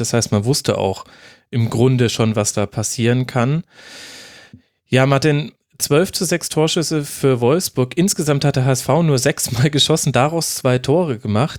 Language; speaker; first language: German; native; German